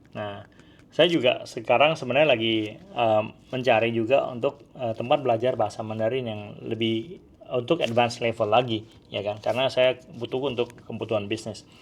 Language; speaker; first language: Indonesian; non-native, local second language; Hakka Chinese